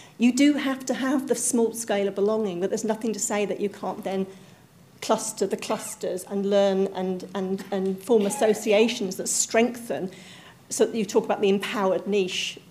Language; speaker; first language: English; native; English